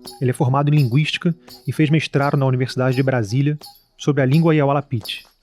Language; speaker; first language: Portuguese; native; Portuguese